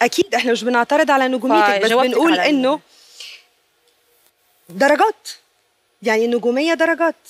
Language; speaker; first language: Arabic; native; Arabic